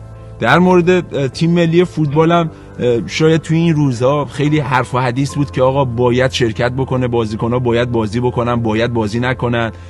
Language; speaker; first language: Persian; native; Persian